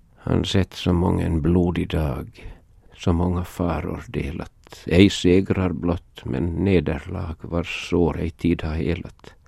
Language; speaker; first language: Swedish; native; Swedish